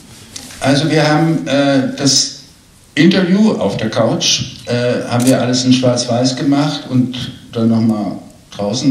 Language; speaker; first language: German; native; German